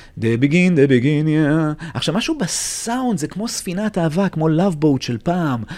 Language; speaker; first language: Hebrew; native; Hebrew